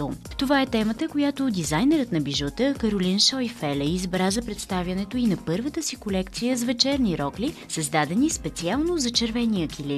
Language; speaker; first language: Bulgarian; native; Bulgarian